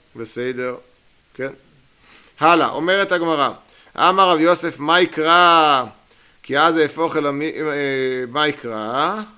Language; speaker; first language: Hebrew; native; Hebrew